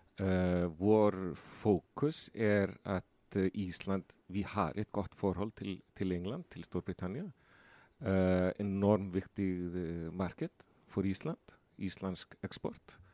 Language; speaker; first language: Norwegian; non-native, fluent; Icelandic